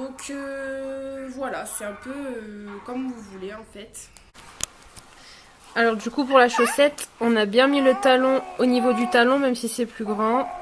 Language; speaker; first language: French; native; French